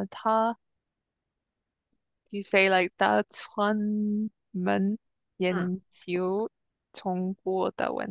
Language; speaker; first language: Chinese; non-native, learner; English